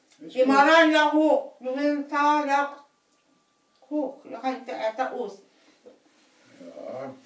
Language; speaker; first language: Swedish; non-native, learner; Thai